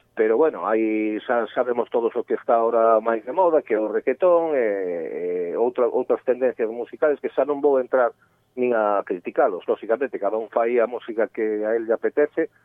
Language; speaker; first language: Galician; native; Galician